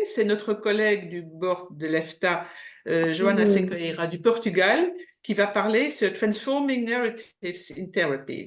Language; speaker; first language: French; native; French